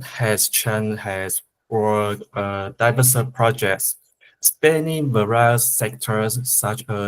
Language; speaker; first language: English; non-native, fluent; Chinese